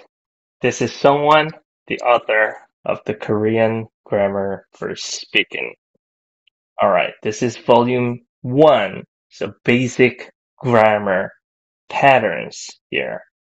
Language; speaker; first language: English; non-native, fluent; Korean